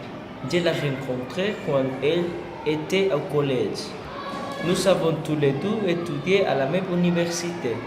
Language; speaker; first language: French; non-native, learner; Spanish